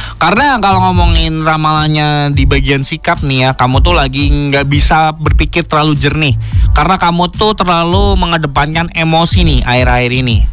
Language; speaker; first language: Indonesian; native; Indonesian